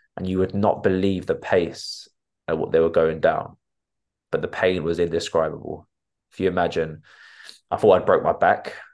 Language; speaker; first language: English; native; English